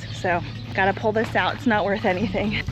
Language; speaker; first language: English; native; English